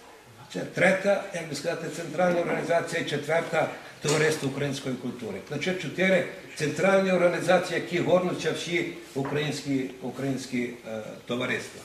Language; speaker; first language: Ukrainian; early bilingual, heritage; Ukrainian